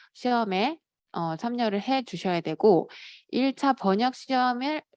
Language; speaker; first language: Korean; native; Korean